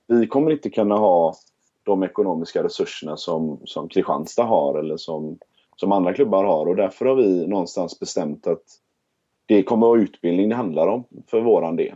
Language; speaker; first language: Swedish; native; Swedish